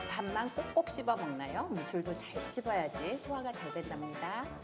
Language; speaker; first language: Korean; native; Korean